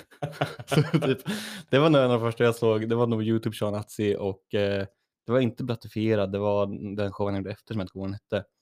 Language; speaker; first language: Swedish; native; Swedish